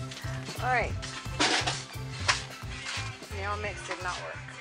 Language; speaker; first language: English; native; English